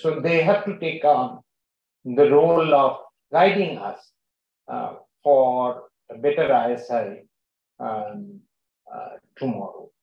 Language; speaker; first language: English; non-native, local second language; Bangla